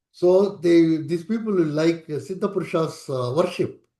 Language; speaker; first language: English; non-native, local second language; Tamil